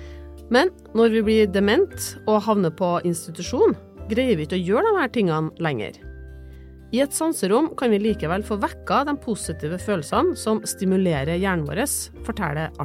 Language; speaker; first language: Norwegian; native; Norwegian